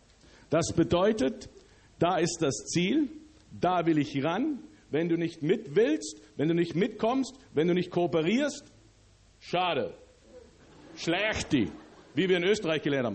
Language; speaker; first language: German; early bilingual, other home language; English